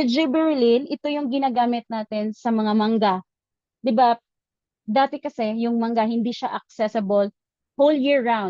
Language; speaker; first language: Filipino; native; Filipino